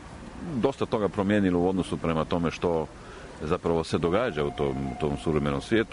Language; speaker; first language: Croatian; native; Croatian